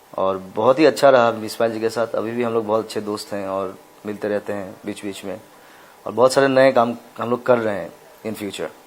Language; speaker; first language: Hindi; non-native, local second language; Assamese